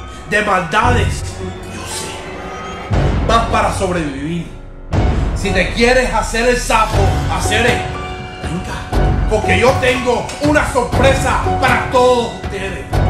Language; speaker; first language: Spanish; native; Spanish